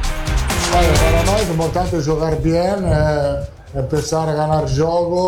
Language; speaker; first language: Portuguese; non-native, fluent; Italian